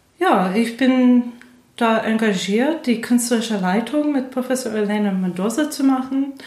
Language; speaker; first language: German; non-native, fluent; English